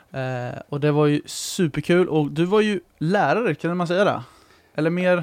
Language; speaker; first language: Swedish; native; Swedish